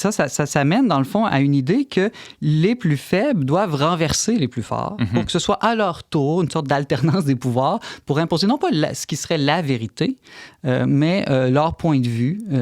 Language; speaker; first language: French; native; French